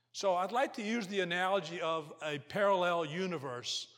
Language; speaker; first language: English; early bilingual, other home language; Portuguese